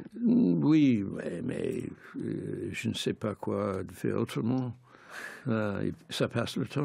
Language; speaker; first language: French; non-native, fluent; English